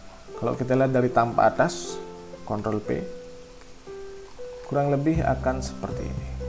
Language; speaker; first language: Indonesian; native; Indonesian